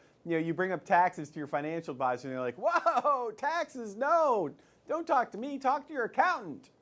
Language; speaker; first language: English; native; English